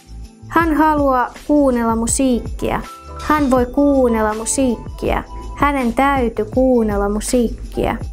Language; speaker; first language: Finnish; non-native, fluent; Russian